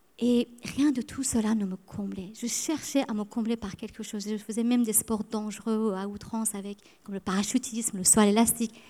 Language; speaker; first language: French; early bilingual, other home language; Persian